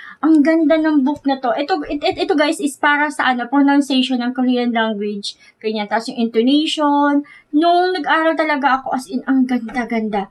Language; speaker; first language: Filipino; native; Filipino